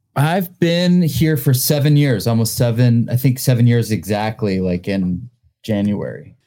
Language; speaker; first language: English; native; English